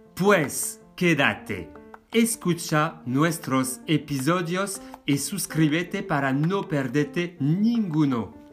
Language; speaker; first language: Spanish; non-native, fluent; French